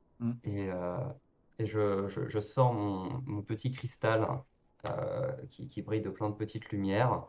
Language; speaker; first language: French; native; French